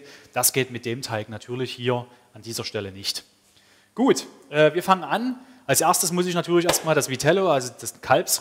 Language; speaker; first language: German; native; German